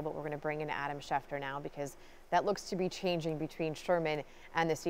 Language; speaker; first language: English; native; English